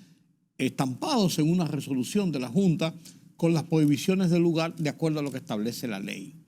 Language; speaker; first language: Spanish; native; Spanish